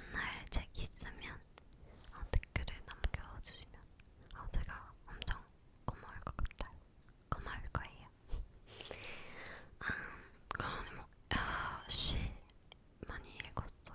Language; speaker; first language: Korean; non-native, learner; English